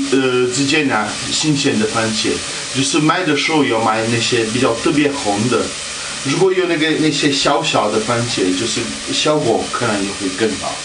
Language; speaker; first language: Chinese; non-native, fluent; Italian